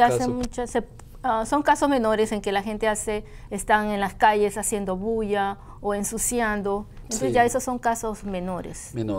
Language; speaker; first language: Spanish; native; Spanish